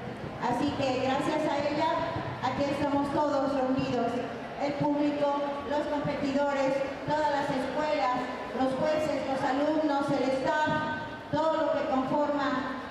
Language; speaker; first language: Spanish; native; Spanish